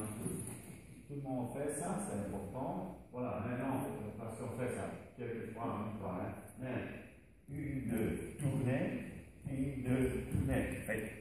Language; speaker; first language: French; non-native, learner; Dutch